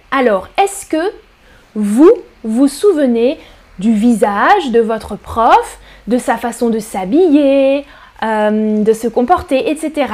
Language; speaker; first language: French; native; French